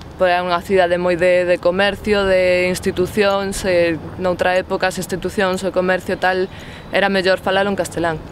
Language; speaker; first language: Galician; non-native, local second language; Spanish